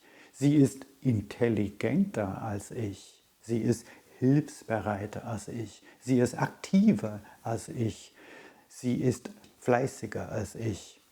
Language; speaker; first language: German; non-native, fluent; English